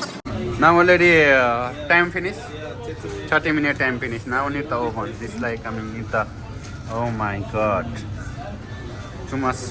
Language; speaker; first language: English; non-native, learner; Nepali